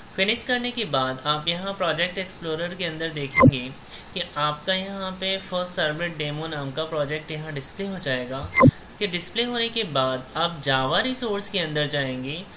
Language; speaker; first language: Hindi; native; Hindi